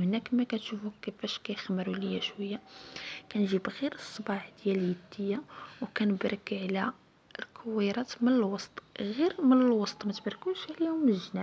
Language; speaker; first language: Arabic; native; Arabic